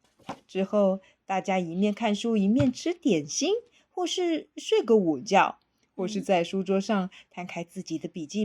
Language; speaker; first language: Chinese; native; Chinese